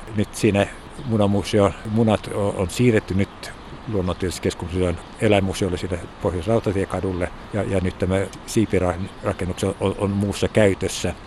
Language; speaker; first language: Finnish; non-native, local second language; Swedish